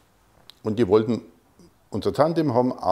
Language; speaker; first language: German; native; German